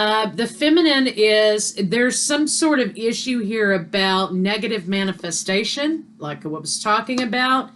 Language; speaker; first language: English; native; English